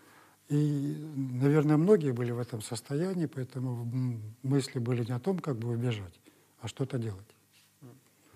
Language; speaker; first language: Russian; native; Russian